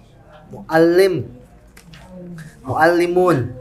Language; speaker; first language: Arabic; non-native, learner; Indonesian